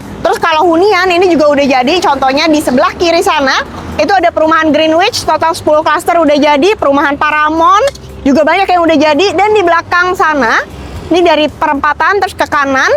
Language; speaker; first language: Indonesian; native; Indonesian